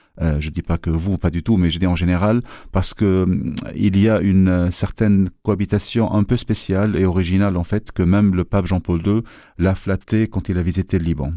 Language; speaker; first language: French; non-native, local second language; Arabic